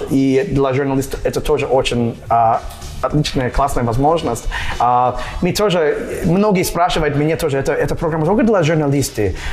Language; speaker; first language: Russian; non-native, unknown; English